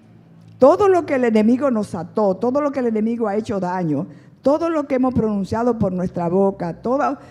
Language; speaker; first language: Spanish; native; Spanish